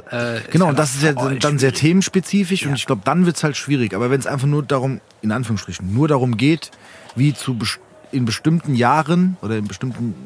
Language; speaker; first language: German; native; German